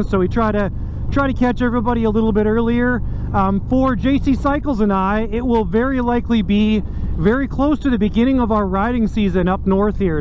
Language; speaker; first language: English; native; English